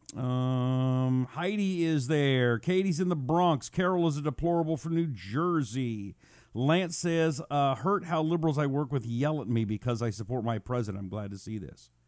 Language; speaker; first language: English; native; English